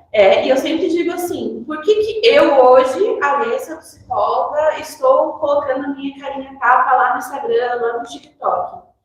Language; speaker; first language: Portuguese; native; Portuguese